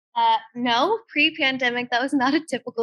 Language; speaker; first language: English; native; English